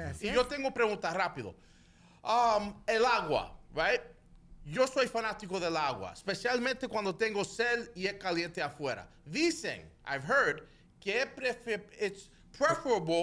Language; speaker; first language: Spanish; early bilingual, heritage; Spanish